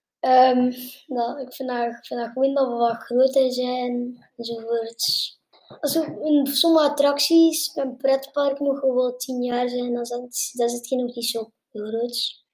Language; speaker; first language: Dutch; native; Dutch